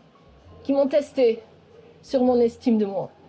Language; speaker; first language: French; non-native, local second language; Dutch